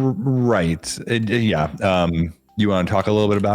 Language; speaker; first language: English; native; English